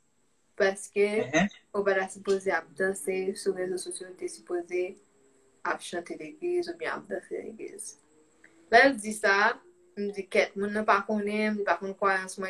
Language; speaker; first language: French; non-native, local second language; Haitian Creole